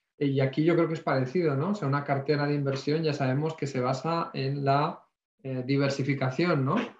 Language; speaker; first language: Spanish; native; Spanish